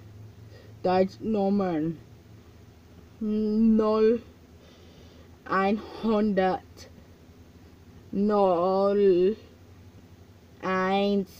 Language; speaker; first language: German; non-native, learner; English